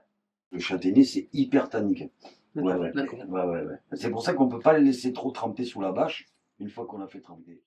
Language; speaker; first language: French; native; French